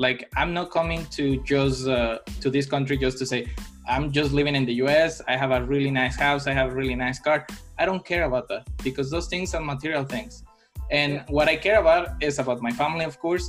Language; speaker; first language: English; non-native, fluent; Spanish